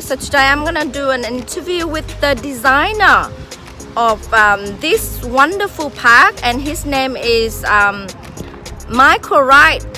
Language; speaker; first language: English; non-native, fluent; Vietnamese